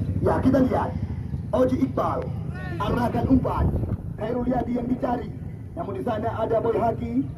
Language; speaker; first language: Indonesian; non-native, local second language; Achinese